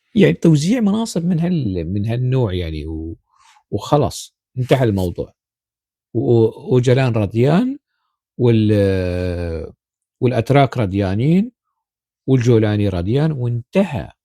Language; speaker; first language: Arabic; non-native, local second language; Kurdish